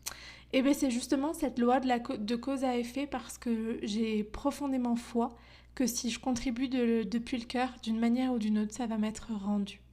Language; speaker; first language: French; native; French